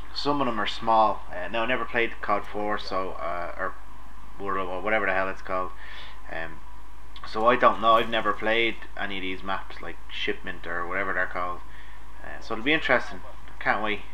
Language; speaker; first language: English; native; English